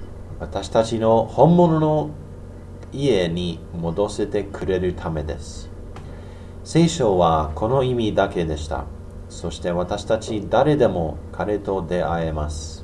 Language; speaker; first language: Japanese; non-native, learner; English